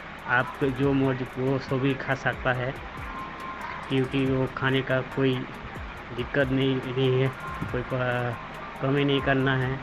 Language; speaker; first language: Hindi; non-native, local second language; Bangla